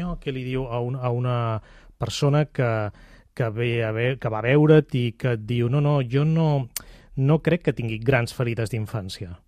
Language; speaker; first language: Catalan; native; Catalan